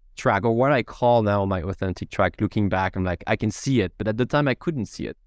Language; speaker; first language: English; non-native, fluent; French